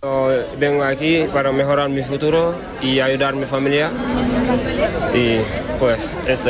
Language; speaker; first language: Spanish; non-native, learner; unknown